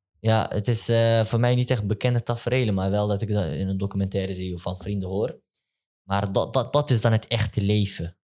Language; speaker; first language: Dutch; early bilingual, other home language; Turkish